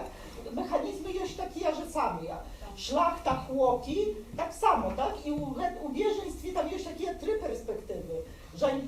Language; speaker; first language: Polish; non-native, local second language; Belarusian